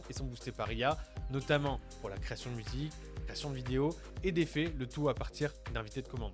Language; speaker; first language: French; native; French